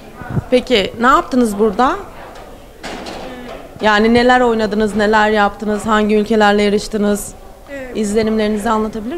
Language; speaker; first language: Turkish; native; Turkish